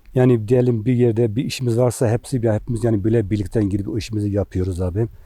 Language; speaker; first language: Turkish; native; Turkish